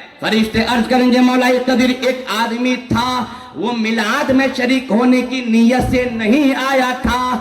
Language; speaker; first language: Urdu; native; Urdu